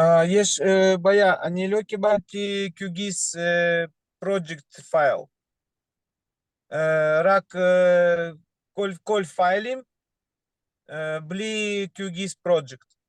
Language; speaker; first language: Hebrew; non-native, learner; Russian